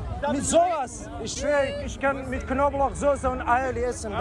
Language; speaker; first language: German; non-native, learner; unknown